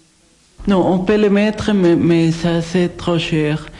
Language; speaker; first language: French; non-native, fluent; Spanish